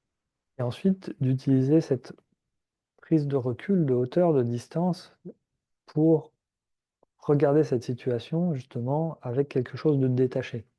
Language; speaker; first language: French; native; French